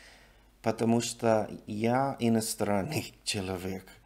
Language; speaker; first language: Russian; non-native, learner; English